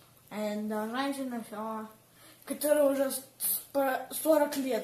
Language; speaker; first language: Russian; early bilingual, heritage; Russian